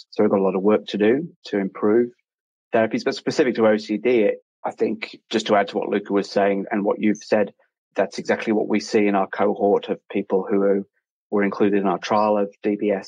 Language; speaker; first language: English; native; English